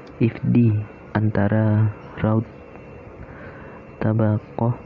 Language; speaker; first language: Indonesian; native; Indonesian